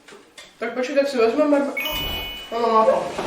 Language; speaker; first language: Czech; native; Czech